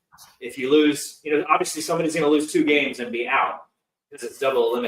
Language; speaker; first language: English; native; English